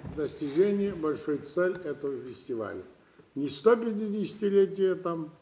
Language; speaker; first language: Russian; non-native, local second language; Kazakh